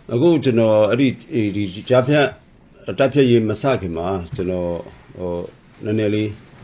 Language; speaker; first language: Burmese; non-native, local second language; S'gaw Karen